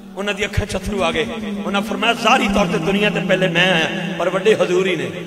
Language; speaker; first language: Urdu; non-native, local second language; Punjabi